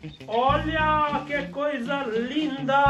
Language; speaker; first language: Portuguese; non-native, learner; Hindi